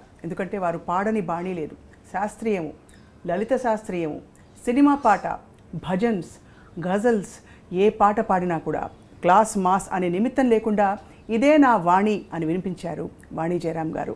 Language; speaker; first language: Telugu; native; Telugu